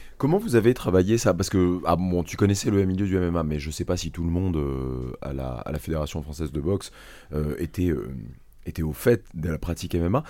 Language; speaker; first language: French; native; French